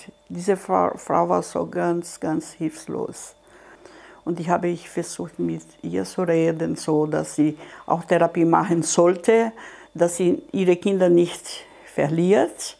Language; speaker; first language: German; non-native, fluent; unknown